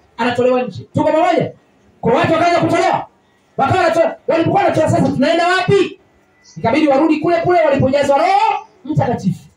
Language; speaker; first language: Swahili; native; Swahili